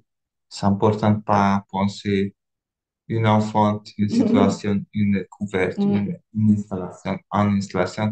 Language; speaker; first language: French; non-native, fluent; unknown